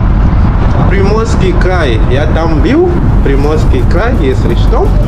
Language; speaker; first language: Russian; non-native, learner; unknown